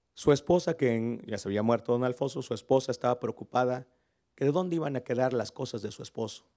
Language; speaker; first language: Spanish; native; Spanish